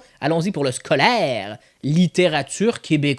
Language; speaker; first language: French; native; French